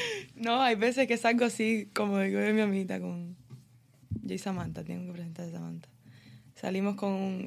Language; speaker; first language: Spanish; early bilingual, heritage; Spanish